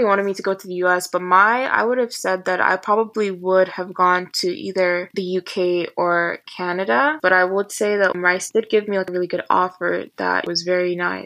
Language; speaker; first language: English; native; English